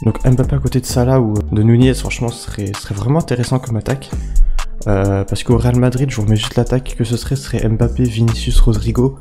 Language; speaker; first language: French; native; French